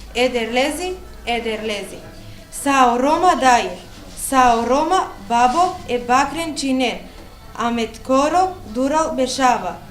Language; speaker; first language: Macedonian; non-native, local second language; Romany